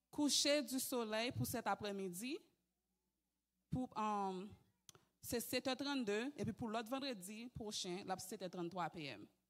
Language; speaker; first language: French; early bilingual, heritage; French